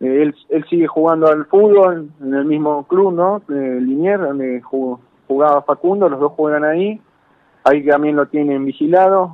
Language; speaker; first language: Spanish; native; Spanish